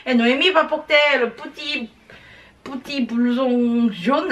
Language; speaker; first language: French; non-native, learner; Japanese